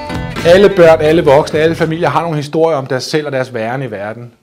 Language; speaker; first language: Danish; native; Danish